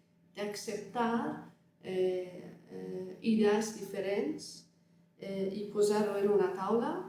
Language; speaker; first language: Catalan; non-native, learner; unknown